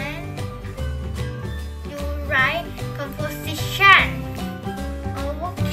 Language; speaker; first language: English; non-native, learner; Thai